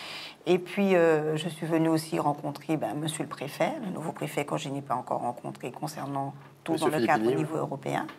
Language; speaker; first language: French; non-native, local second language; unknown